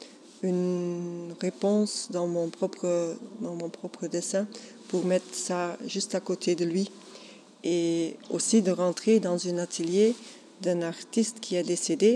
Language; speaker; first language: French; non-native, local second language; Dutch